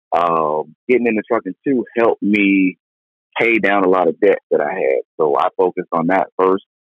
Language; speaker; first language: English; native; English